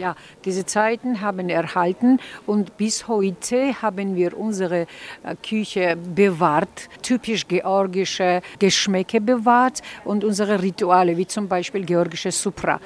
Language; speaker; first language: German; non-native, fluent; Georgian